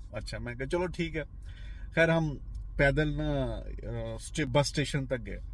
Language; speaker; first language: Urdu; non-native, local second language; Punjabi